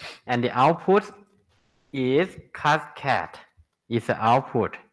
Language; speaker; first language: English; non-native, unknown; Thai